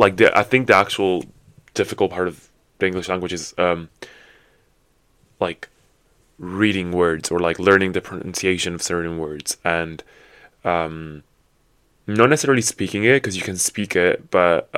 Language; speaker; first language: English; non-native, fluent; Italian